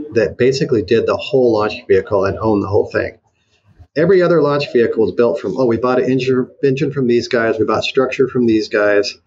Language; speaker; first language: English; native; English